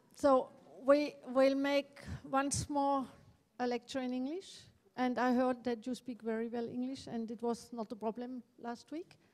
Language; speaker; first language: English; non-native, fluent; French